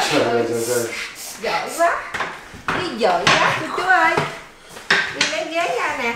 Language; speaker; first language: Vietnamese; native; Vietnamese